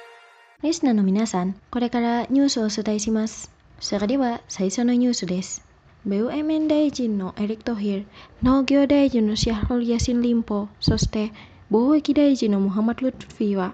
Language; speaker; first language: Japanese; non-native, fluent; Indonesian